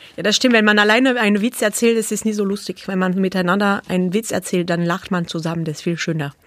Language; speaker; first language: German; non-native, fluent; French